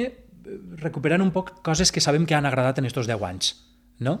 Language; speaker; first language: Catalan; native; Catalan